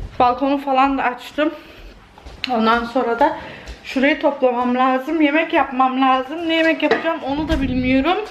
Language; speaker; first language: Turkish; early bilingual, heritage; Turkish